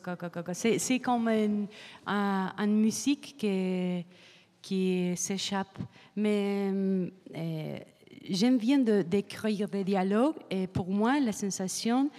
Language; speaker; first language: French; non-native, learner; Spanish